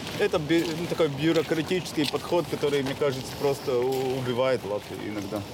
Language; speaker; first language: Russian; non-native, local second language; Latvian